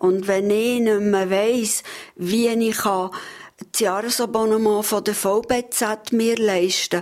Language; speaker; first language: German; native; German